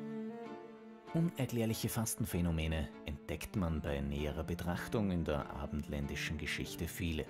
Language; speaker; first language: German; native; German